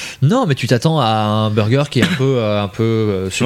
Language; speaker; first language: French; native; French